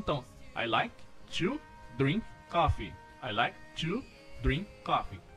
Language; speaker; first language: English; non-native, fluent; Portuguese